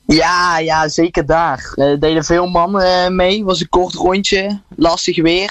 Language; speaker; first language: Dutch; native; Dutch